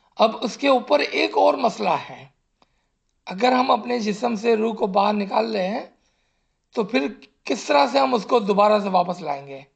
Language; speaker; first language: Urdu; non-native, local second language; Gujarati